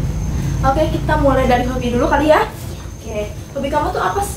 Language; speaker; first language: Indonesian; native; Indonesian